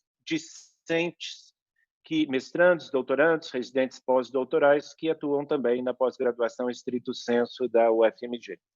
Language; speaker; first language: Portuguese; native; Portuguese